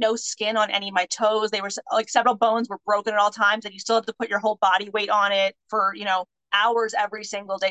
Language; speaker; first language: English; native; English